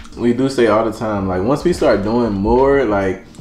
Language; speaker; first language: English; native; English